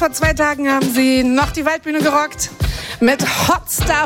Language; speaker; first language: German; native; German